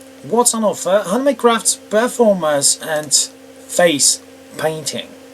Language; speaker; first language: English; non-native, fluent; Polish